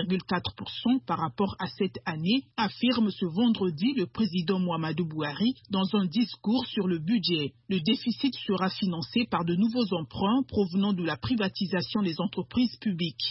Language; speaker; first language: French; native; French